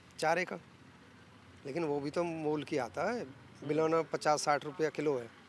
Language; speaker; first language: Hindi; native; Hindi